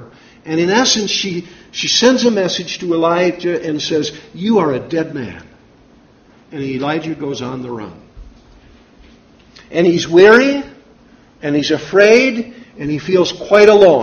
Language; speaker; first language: English; native; English